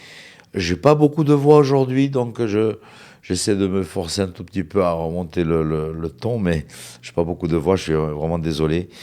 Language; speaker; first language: French; native; French